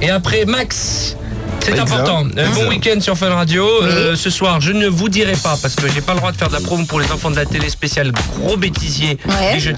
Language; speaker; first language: French; native; French